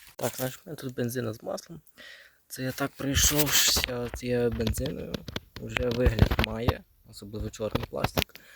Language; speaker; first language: Ukrainian; native; Ukrainian